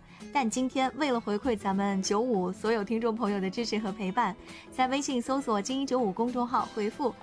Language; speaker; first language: Chinese; native; Chinese